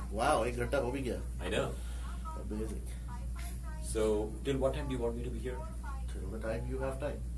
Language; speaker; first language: English; non-native, local second language; Hindi